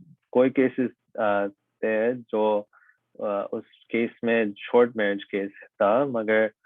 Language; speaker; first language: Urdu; early bilingual, heritage; Urdu